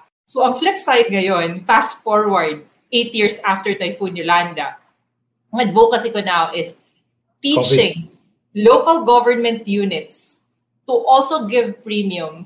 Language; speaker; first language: English; non-native, local second language; Cebuano